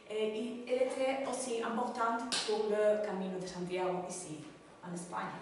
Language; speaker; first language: French; non-native, learner; Spanish